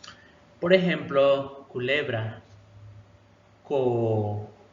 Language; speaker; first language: Spanish; non-native, local second language; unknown